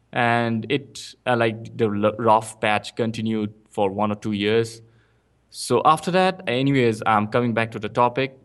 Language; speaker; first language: English; non-native, local second language; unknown